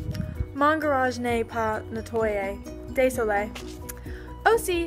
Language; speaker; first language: French; non-native, learner; English